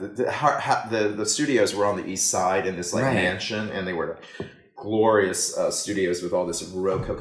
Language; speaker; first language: English; native; English